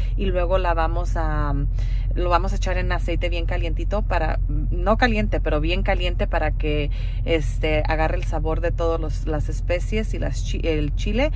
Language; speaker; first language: Spanish; early bilingual, heritage; Spanish